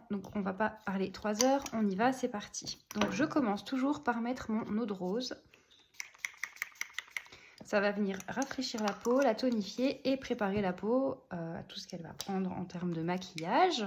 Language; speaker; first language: French; native; French